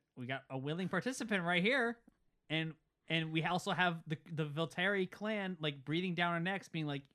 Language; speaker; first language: English; early bilingual, other home language; Italian